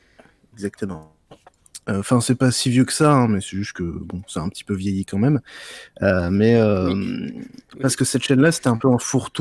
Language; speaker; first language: French; native; French